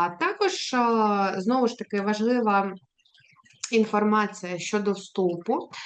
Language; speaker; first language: Ukrainian; native; Ukrainian